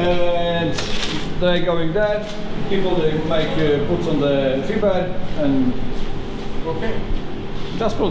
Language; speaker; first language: English; non-native, learner; Czech